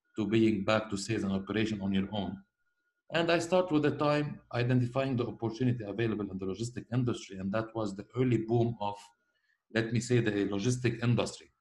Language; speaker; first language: English; non-native, fluent; Arabic